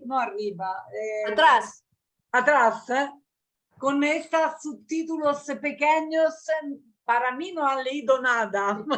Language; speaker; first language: Spanish; non-native, learner; Italian